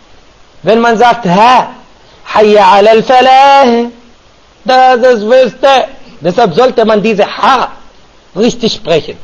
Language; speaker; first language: German; non-native, fluent; Arabic